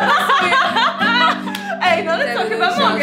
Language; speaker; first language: Polish; native; Polish